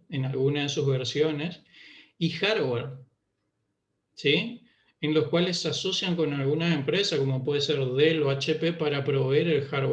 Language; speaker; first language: Spanish; native; Spanish